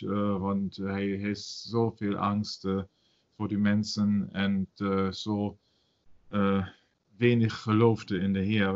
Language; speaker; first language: Dutch; non-native, learner; German